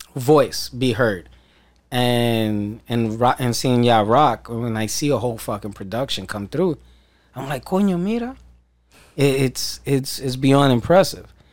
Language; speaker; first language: English; early bilingual, other home language; Spanish